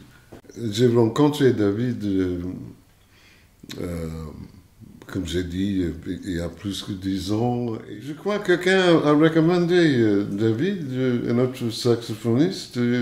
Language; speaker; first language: French; non-native, fluent; English